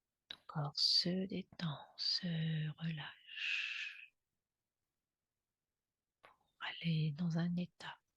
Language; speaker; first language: French; native; French